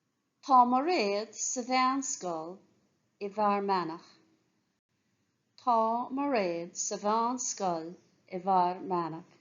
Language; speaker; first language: Irish; non-native, local second language; English